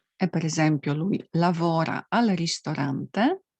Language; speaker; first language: Italian; non-native, fluent; Polish